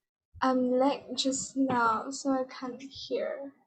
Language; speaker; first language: English; non-native, learner; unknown